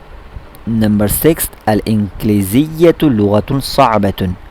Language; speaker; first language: Arabic; non-native, fluent; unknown